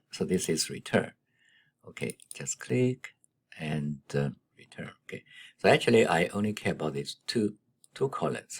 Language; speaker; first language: English; non-native, fluent; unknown